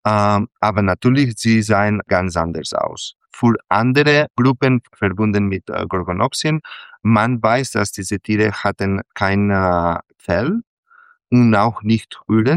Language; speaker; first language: German; non-native, fluent; Catalan